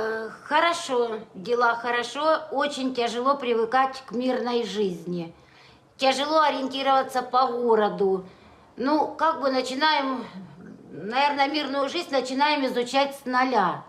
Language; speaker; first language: Russian; native; Russian